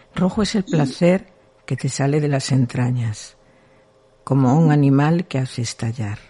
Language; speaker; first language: Spanish; non-native, local second language; Galician